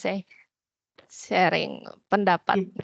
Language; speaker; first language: Indonesian; native; Indonesian